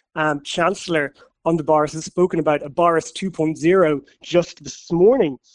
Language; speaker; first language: English; native; English